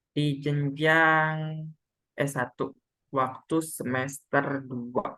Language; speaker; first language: Indonesian; non-native, local second language; Sundanese